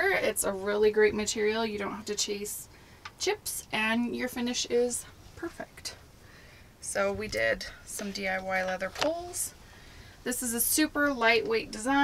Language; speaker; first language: English; native; English